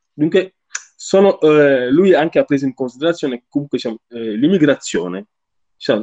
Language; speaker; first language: Italian; non-native, fluent; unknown